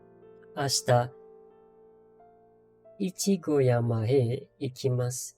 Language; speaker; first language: Japanese; non-native, learner; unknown